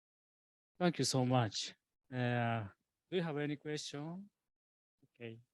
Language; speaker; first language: English; non-native, learner; Japanese